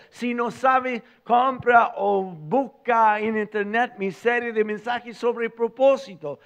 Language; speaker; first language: Spanish; non-native, fluent; English